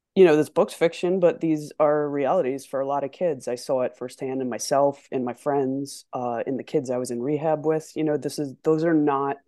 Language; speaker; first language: English; native; English